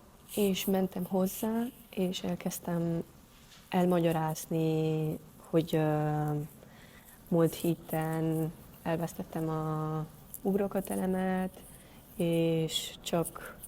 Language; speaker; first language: Hungarian; non-native, learner; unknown